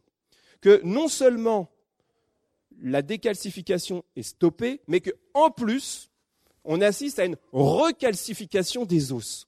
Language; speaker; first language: French; native; French